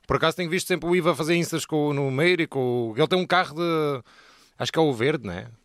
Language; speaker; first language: Portuguese; native; Portuguese